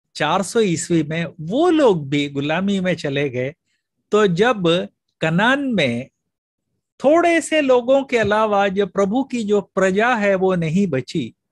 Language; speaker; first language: Hindi; native; Hindi